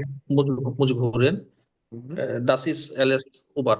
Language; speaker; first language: German; non-native, learner; Bangla